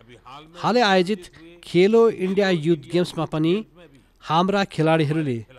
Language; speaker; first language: Nepali; native; Nepali